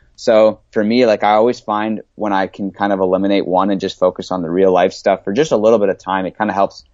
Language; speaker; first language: English; native; English